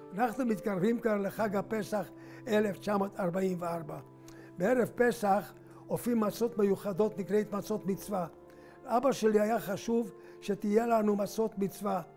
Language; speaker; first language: Hebrew; non-native, fluent; Hungarian